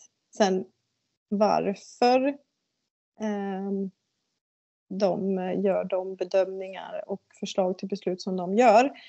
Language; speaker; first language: Swedish; native; Swedish